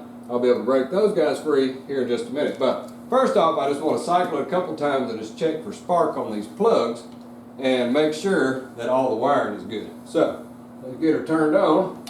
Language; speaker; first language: English; native; English